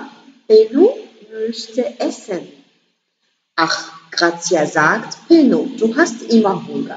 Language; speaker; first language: German; non-native, learner; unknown